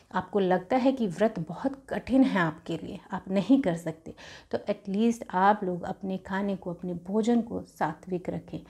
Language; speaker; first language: Hindi; native; Hindi